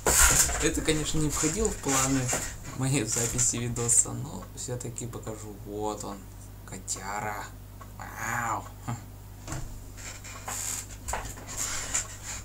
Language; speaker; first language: Russian; native; Russian